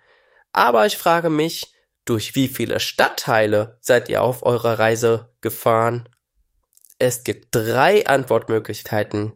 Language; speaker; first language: German; native; German